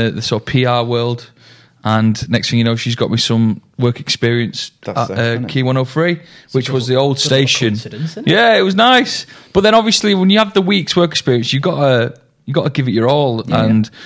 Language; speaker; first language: English; native; English